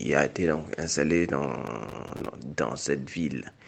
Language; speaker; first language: French; non-native, local second language; Wolof